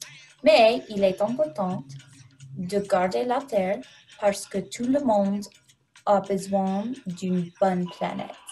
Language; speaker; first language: French; non-native, learner; English